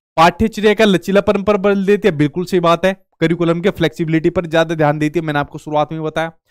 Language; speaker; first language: Hindi; native; Hindi